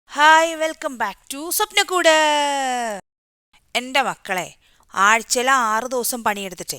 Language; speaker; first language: Malayalam; native; Malayalam